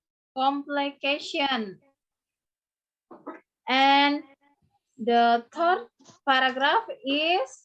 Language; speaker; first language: English; non-native, learner; Indonesian